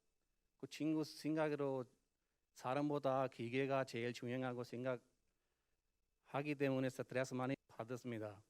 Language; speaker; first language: Korean; non-native, learner; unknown